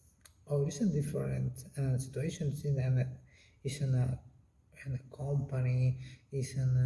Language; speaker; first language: English; non-native, learner; Spanish